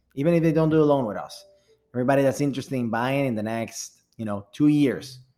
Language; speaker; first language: English; early bilingual, other home language; Spanish